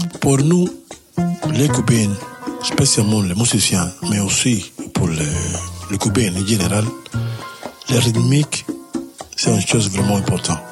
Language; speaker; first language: French; non-native, learner; Spanish